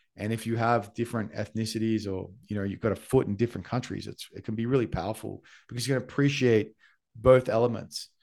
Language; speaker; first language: English; native; English